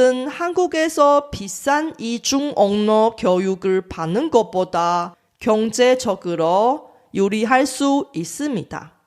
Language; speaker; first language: Korean; non-native, fluent; Chinese